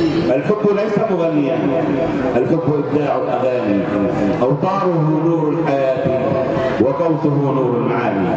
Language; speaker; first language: Arabic; native; Arabic